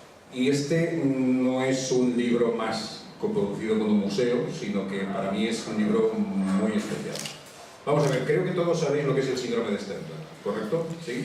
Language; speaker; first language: Spanish; native; Spanish